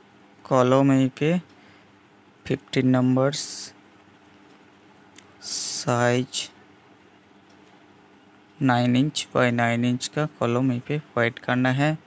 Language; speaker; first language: Hindi; non-native, local second language; Bangla